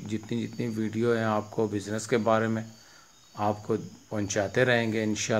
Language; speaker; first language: Urdu; native; Urdu